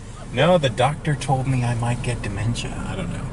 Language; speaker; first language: English; native; English